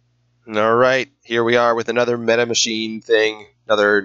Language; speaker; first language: English; native; English